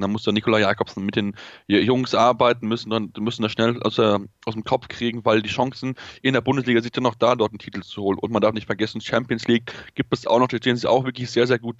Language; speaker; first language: German; native; German